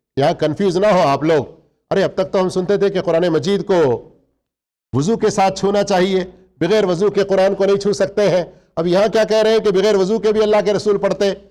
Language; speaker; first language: Urdu; native; Urdu